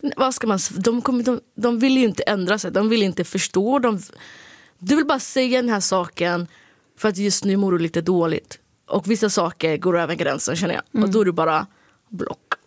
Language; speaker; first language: Swedish; early bilingual, other home language; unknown